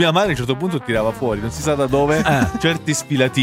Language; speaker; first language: Italian; native; Italian